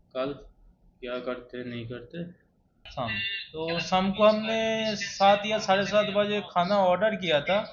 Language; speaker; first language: Hindi; non-native, local second language; Bangla